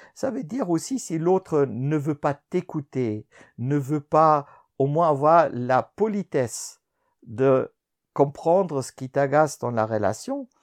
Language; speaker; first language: French; non-native, fluent; German